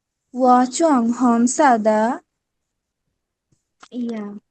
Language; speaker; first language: Chinese; non-native, learner; Bangla